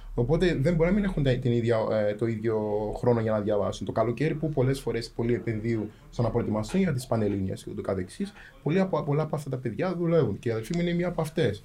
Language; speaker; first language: Greek; early bilingual, other home language; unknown